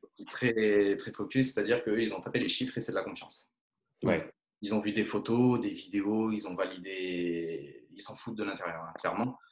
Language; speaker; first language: French; native; French